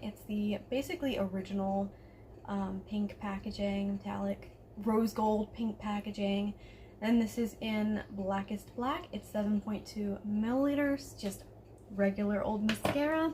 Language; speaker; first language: English; native; English